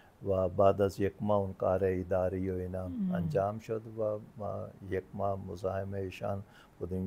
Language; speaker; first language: Persian; non-native, fluent; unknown